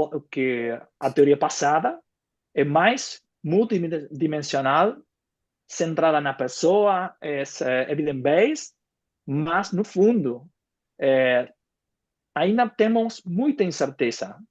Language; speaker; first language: Portuguese; non-native, fluent; Spanish